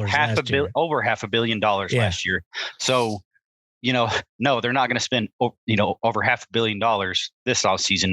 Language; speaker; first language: English; native; English